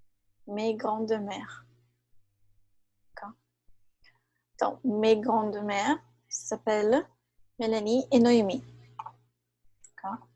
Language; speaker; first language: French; non-native, fluent; Portuguese